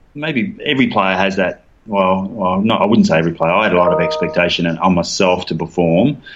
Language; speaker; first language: English; native; English